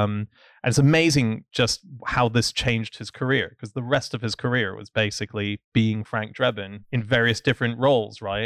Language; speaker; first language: English; native; English